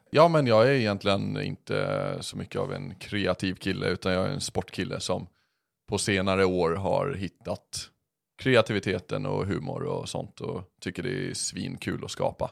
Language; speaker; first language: Swedish; early bilingual, other home language; English